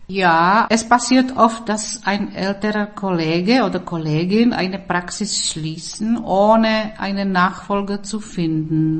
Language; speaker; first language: German; non-native, fluent; Czech